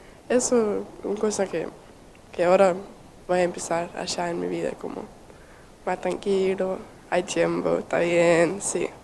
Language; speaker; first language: Spanish; non-native, learner; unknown